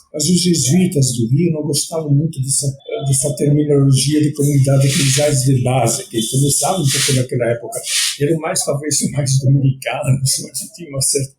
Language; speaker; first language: Portuguese; non-native, fluent; French